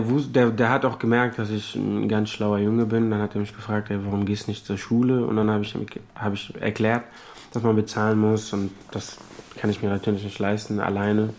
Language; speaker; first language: German; non-native, fluent; Portuguese